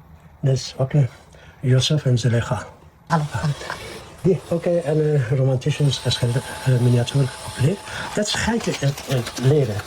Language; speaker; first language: Dutch; non-native, learner; Persian